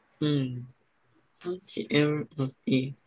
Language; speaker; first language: Chinese; early bilingual, heritage; Chinese